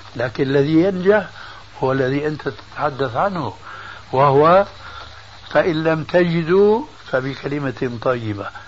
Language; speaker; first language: Arabic; early bilingual, other home language; Albanian